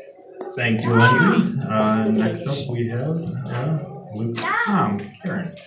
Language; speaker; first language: English; native; English